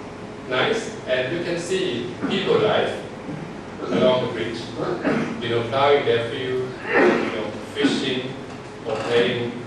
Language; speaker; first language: English; non-native, fluent; Thai